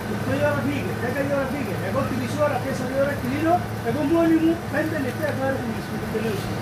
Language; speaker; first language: Greek; non-native, learner; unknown